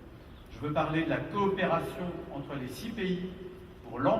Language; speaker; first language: French; native; French